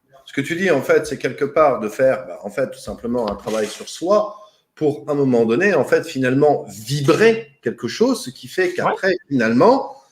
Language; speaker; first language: French; native; French